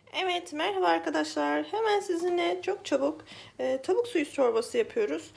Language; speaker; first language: Turkish; native; Turkish